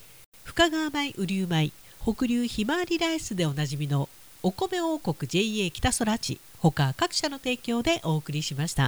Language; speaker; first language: Japanese; native; Japanese